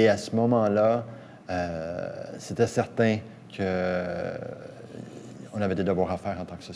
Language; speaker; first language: French; native; French